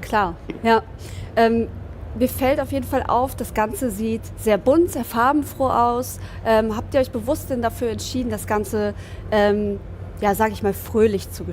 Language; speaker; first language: German; native; German